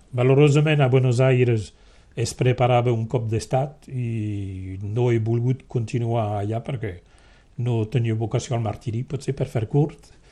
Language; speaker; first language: Catalan; non-native, local second language; French